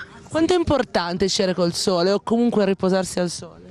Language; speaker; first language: Italian; native; Italian